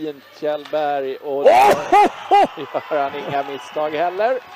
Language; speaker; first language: Swedish; native; Swedish